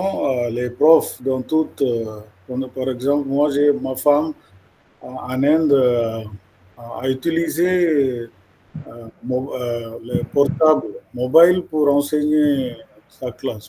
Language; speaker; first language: French; non-native, fluent; Malayalam